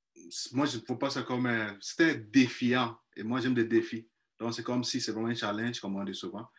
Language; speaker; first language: French; non-native, fluent; Igbo